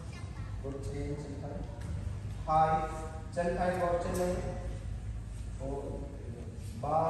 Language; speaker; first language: Vietnamese; non-native, fluent; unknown